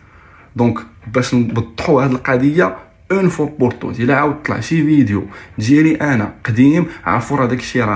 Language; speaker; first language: Arabic; native; Arabic